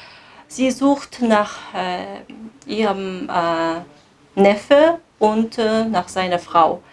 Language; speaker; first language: German; non-native, fluent; Kazakh